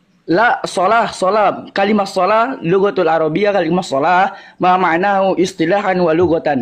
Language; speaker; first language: Arabic; non-native, learner; Indonesian